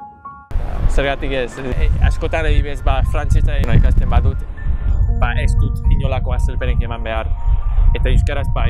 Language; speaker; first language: Basque; non-native, fluent; English